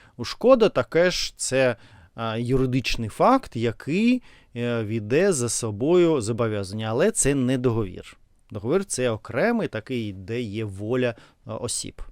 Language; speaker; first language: Ukrainian; non-native, learner; Russian